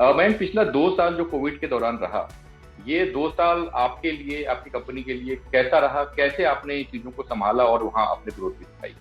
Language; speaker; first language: Hindi; native; Hindi